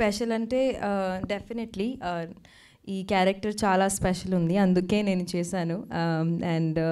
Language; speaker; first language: Telugu; non-native, learner; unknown